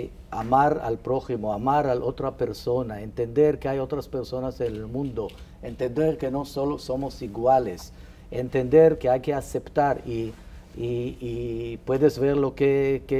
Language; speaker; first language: Spanish; non-native, fluent; Hebrew